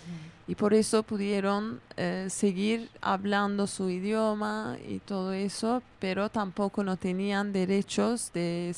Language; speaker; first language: Spanish; non-native, fluent; Kurdish